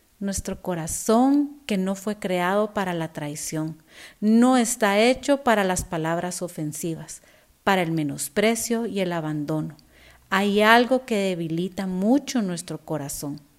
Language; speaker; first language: Spanish; native; Spanish